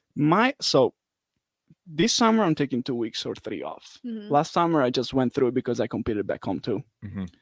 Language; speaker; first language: English; non-native, fluent; Italian